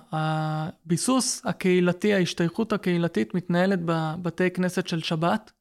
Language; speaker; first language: Hebrew; non-native, fluent; Russian